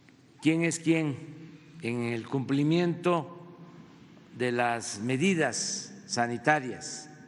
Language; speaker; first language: Spanish; native; Spanish